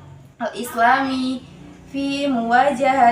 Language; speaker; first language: Arabic; non-native, learner; Indonesian